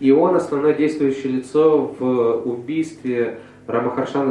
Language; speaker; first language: Russian; native; Russian